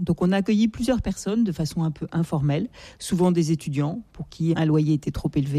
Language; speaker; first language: French; native; French